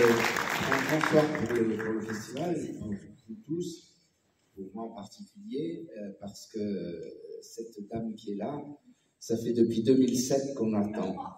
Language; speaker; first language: French; native; French